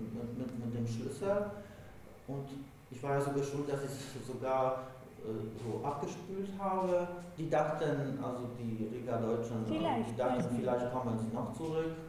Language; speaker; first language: German; non-native, fluent; Polish